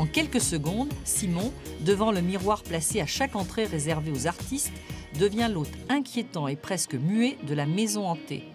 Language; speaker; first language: French; native; French